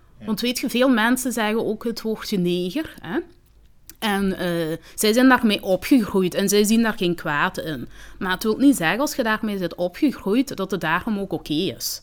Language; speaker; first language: Dutch; early bilingual, other home language; Kinyarwanda